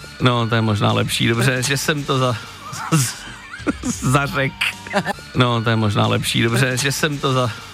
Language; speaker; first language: Czech; native; Czech